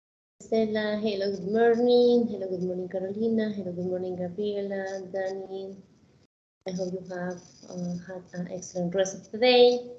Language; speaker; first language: English; non-native, fluent; Spanish